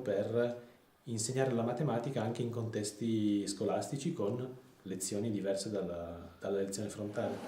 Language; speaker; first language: Italian; native; Italian